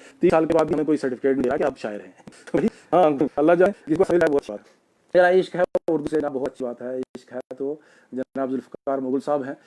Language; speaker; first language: Urdu; non-native, local second language; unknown